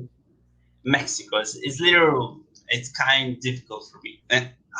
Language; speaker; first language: English; non-native, learner; Portuguese